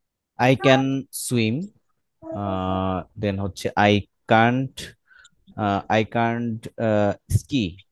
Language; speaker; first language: English; non-native, learner; Bangla